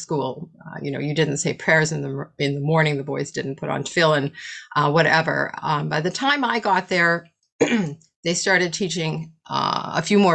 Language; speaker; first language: English; native; English